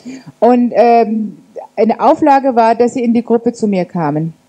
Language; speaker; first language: German; native; German